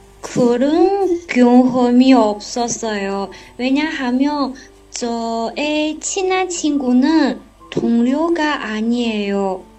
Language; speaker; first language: Korean; non-native, learner; Chinese